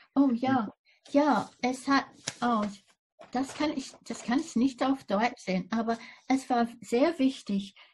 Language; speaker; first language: German; non-native, fluent; English